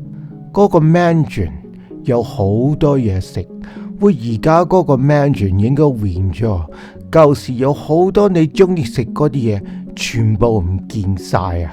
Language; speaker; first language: Cantonese; early bilingual, heritage; Cantonese